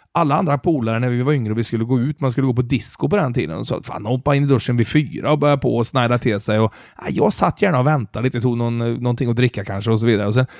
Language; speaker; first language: Swedish; native; Swedish